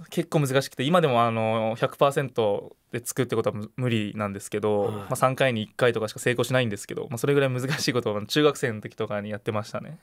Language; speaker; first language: Japanese; native; Japanese